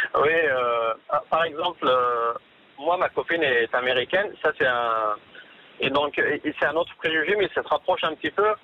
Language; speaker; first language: French; non-native, local second language; Kabyle